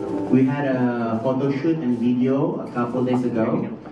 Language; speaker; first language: English; non-native, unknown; Indonesian